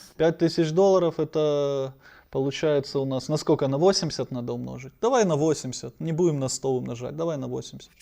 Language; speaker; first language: Russian; non-native, local second language; Ukrainian